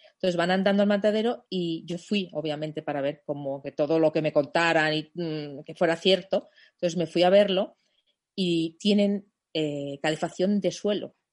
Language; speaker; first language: Spanish; non-native, fluent; German